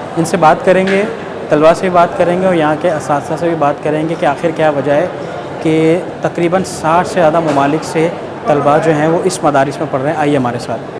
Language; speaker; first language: Urdu; native; Urdu